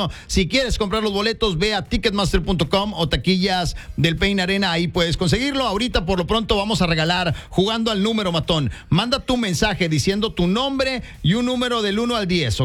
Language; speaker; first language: Spanish; native; Spanish